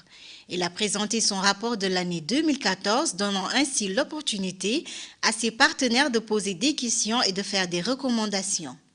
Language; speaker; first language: French; non-native, fluent; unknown